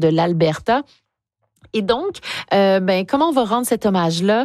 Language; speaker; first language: French; native; French